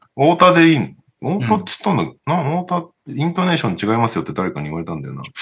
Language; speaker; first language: Japanese; early bilingual, heritage; Japanese